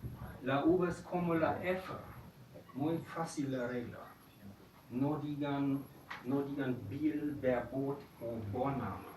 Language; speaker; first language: Spanish; non-native, fluent; German